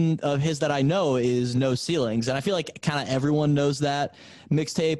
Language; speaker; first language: English; native; English